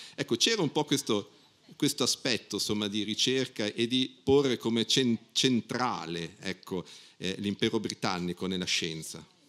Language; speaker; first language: Italian; native; Italian